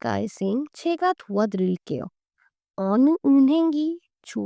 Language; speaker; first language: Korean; non-native, fluent; Hindi